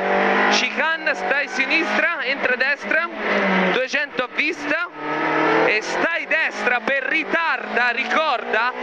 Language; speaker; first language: Italian; native; Italian